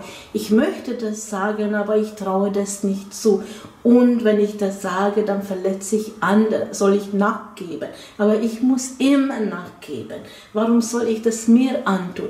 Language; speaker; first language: German; non-native, fluent; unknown